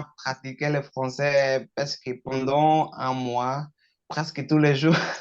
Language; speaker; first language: French; non-native, learner; Portuguese